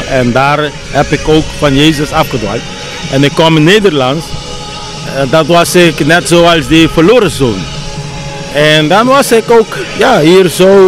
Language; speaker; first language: Dutch; non-native, local second language; Papiamento